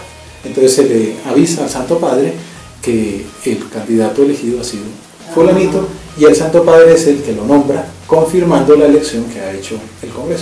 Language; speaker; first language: Spanish; native; Spanish